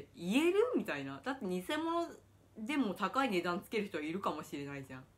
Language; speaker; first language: Japanese; native; Japanese